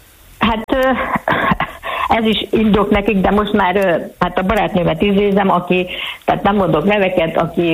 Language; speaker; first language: Hungarian; native; Hungarian